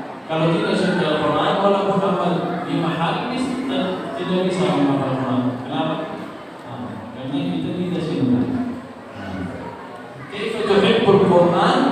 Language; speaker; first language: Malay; non-native, learner; Arabic